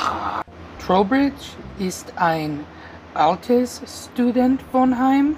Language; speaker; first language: German; non-native, learner; English